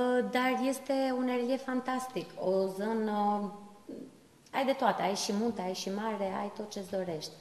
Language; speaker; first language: Romanian; non-native, fluent; Albanian